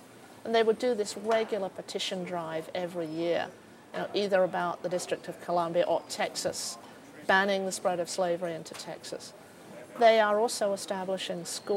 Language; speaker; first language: English; native; English